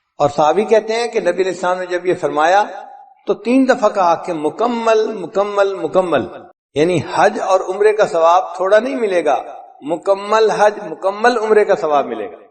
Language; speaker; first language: Urdu; non-native, local second language; Punjabi